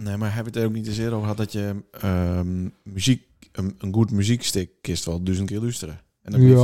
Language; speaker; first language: Dutch; native; Dutch